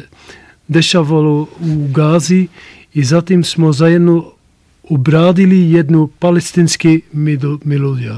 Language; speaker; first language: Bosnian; non-native, learner; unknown